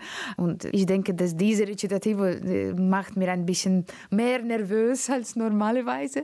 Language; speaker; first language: German; non-native, fluent; Russian